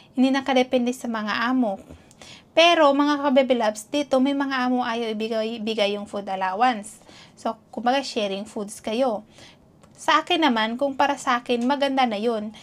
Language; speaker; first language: Filipino; non-native, local second language; Cebuano